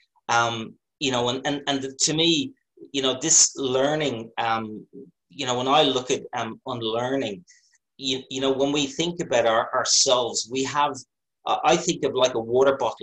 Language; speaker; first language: English; native; English